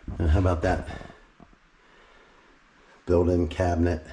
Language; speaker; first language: English; native; English